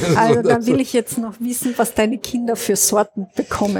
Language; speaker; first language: German; native; German